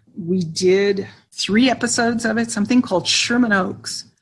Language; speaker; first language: English; native; English